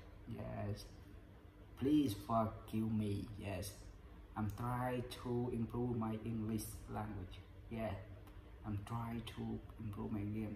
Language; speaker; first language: English; non-native, learner; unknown